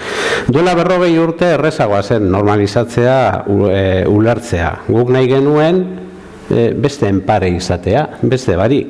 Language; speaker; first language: Basque; native; Basque